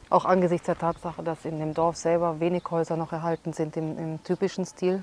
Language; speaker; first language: German; early bilingual, other home language; Hungarian